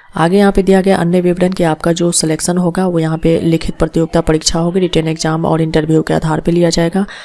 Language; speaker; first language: Hindi; native; Hindi